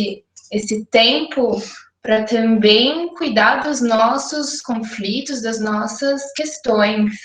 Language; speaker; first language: Portuguese; native; Portuguese